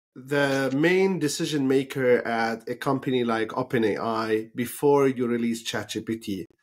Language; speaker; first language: English; non-native, fluent; Arabic